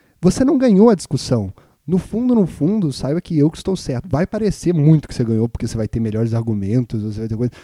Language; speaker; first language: Portuguese; native; Portuguese